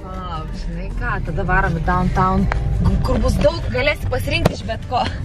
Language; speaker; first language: Lithuanian; native; Lithuanian